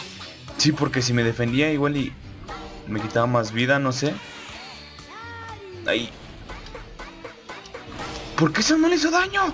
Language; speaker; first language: Spanish; native; Spanish